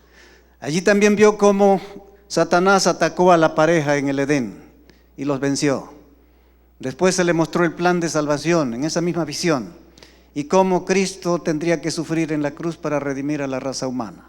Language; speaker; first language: Spanish; native; Spanish